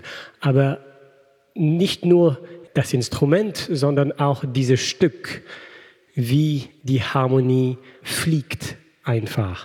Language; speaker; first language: German; non-native, fluent; French